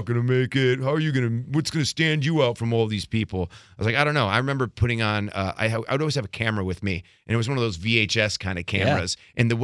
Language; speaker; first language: English; native; English